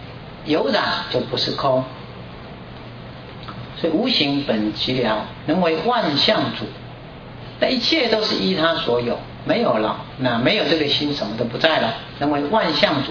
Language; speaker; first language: Chinese; native; Chinese